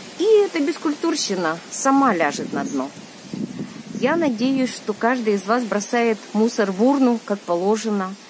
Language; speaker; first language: Russian; native; Russian